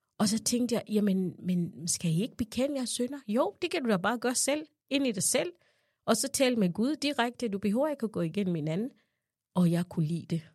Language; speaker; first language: Danish; non-native, fluent; Ganda